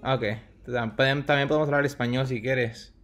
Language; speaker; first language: Spanish; non-native, fluent; English